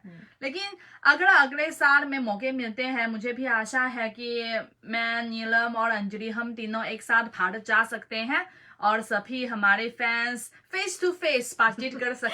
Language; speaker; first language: Hindi; non-native, fluent; Chinese